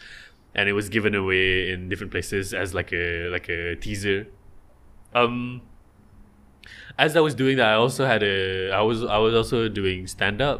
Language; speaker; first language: English; non-native, local second language; Malay